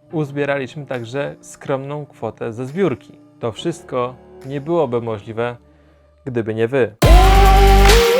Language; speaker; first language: Polish; native; Polish